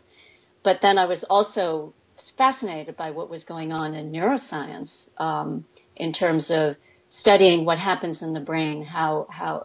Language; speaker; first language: English; native; English